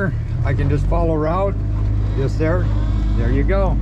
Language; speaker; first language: English; native; English